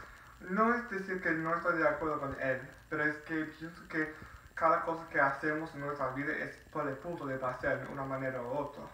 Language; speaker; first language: Spanish; non-native, fluent; English